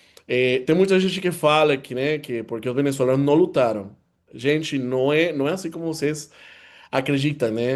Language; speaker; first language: Portuguese; non-native, fluent; Spanish